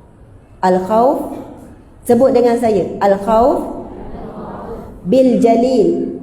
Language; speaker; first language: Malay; native; Malay